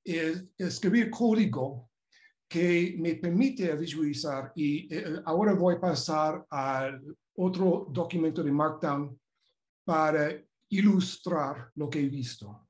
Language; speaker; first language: Spanish; non-native, fluent; English